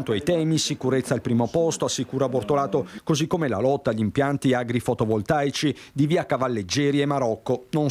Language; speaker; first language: Italian; native; Italian